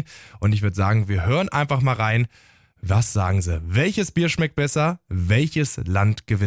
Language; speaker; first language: German; native; German